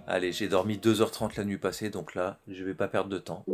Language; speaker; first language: French; native; French